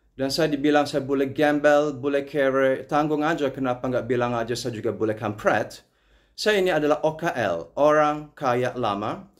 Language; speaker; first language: Indonesian; non-native, fluent; Italian